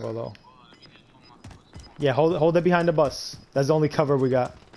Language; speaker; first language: English; early bilingual, other home language; Spanish